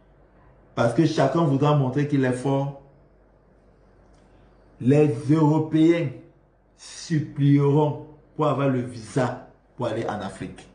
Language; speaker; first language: French; non-native, local second language; Malagasy